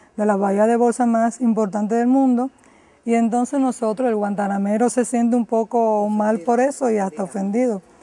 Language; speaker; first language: Spanish; native; Spanish